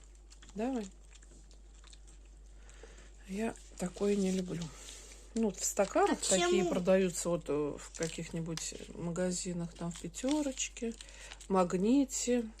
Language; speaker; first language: Russian; native; Russian